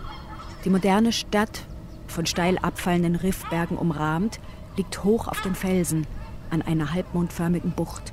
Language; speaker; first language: German; native; German